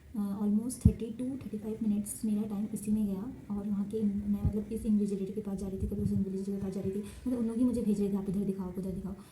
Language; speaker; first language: Hindi; non-native, local second language; Assamese